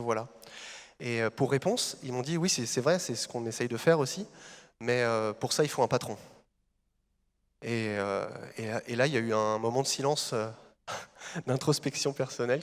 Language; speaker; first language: French; native; French